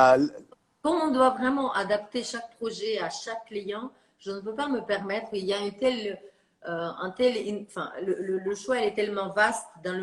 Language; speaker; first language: French; non-native, fluent; Russian